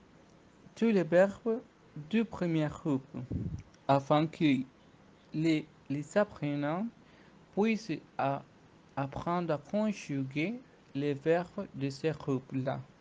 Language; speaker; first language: French; non-native, fluent; Spanish